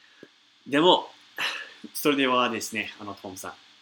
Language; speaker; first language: Japanese; non-native, fluent; English